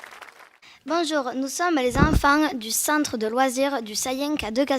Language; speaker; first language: French; native; French